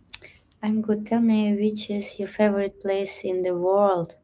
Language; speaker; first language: English; non-native, learner; Russian